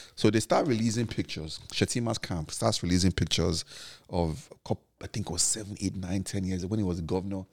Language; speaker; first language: English; non-native, local second language; Igbo